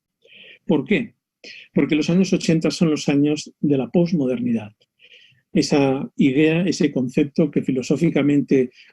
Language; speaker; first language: Spanish; native; Spanish